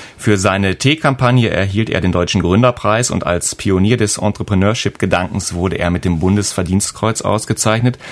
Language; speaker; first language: German; native; German